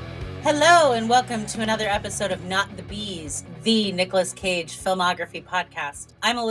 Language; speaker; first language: English; native; English